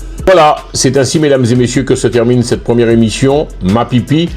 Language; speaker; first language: French; non-native, local second language; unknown